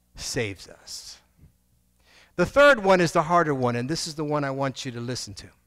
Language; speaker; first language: English; native; English